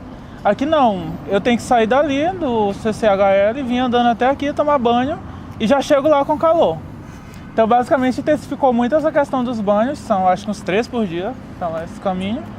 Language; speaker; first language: Portuguese; native; Portuguese